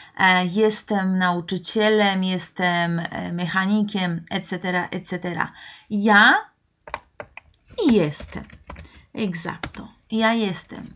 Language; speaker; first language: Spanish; non-native, fluent; Polish